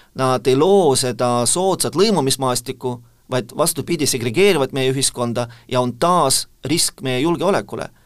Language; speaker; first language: Estonian; non-native, local second language; Russian